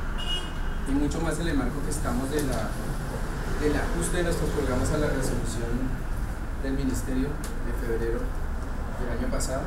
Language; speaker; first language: Spanish; native; Spanish